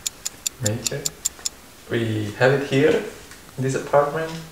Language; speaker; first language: English; non-native, learner; Indonesian